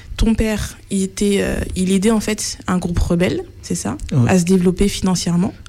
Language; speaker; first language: French; native; French